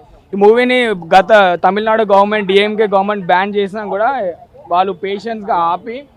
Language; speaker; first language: Telugu; native; Telugu